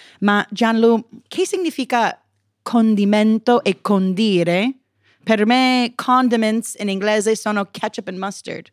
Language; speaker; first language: Italian; non-native, fluent; English